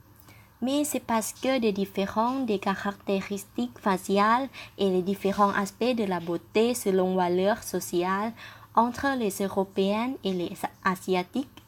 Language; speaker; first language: French; non-native, fluent; Thai